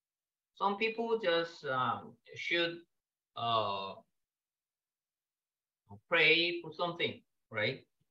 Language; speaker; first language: English; non-native, learner; Korean